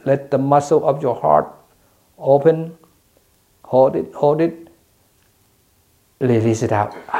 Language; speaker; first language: English; non-native, fluent; Thai